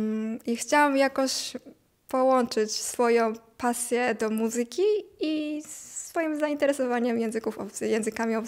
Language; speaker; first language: Polish; non-native, fluent; Japanese